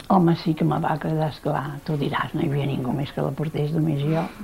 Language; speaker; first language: Catalan; native; Catalan